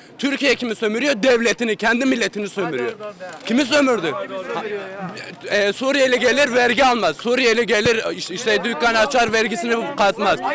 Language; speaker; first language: Turkish; native; Turkish